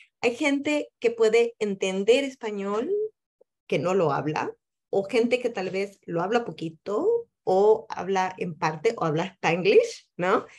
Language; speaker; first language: Spanish; early bilingual, heritage; Spanish